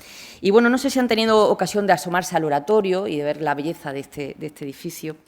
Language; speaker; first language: Spanish; native; Spanish